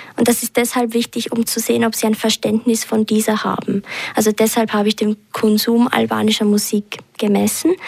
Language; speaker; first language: German; early bilingual, other home language; Albanian